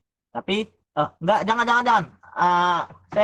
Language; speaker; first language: Indonesian; native; Indonesian